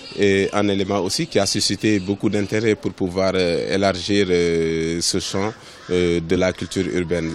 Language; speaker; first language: French; non-native, local second language; Wolof